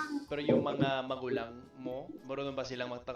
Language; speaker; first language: Filipino; non-native, fluent; English